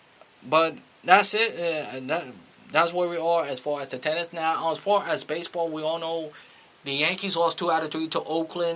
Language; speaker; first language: English; native; English